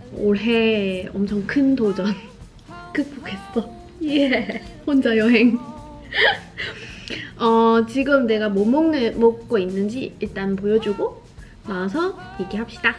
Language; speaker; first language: Korean; non-native, fluent; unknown